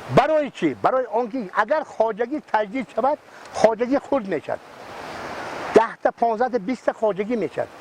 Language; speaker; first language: Tajik; non-native, local second language; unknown